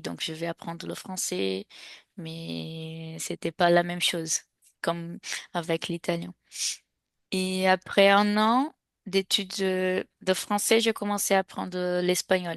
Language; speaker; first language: French; non-native, fluent; Portuguese